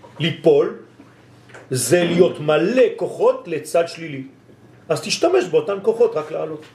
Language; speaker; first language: Hebrew; non-native, fluent; French